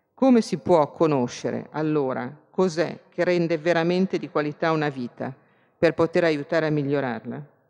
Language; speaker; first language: Italian; native; Italian